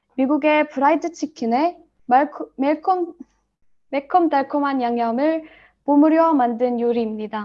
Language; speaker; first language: Korean; non-native, learner; Arabic